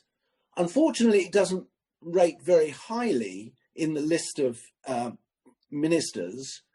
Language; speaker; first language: English; native; English